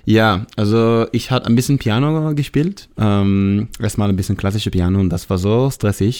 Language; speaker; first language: German; non-native, learner; Hebrew